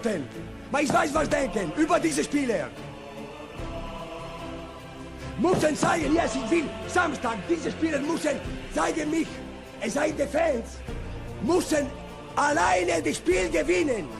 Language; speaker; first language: German; non-native, learner; Italian